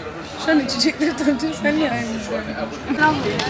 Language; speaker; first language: Korean; non-native, learner; Turkish